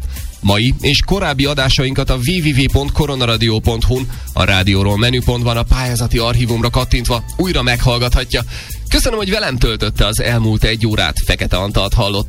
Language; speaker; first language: Hungarian; native; Hungarian